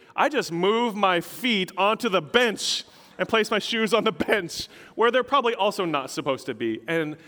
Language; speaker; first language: English; native; English